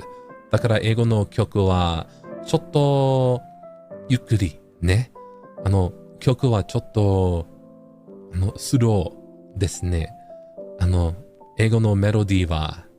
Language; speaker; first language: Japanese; non-native, learner; English